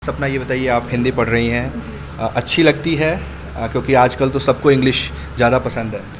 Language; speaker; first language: Hindi; native; Hindi